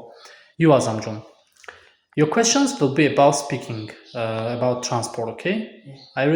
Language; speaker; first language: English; non-native, fluent; Tajik